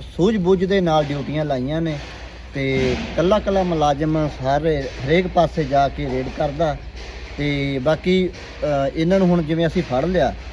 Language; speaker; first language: Punjabi; native; Punjabi